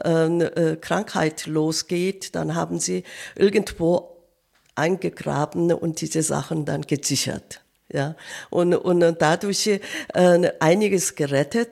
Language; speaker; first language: German; non-native, fluent; Korean